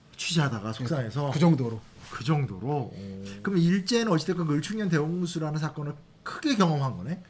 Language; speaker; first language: Korean; native; Korean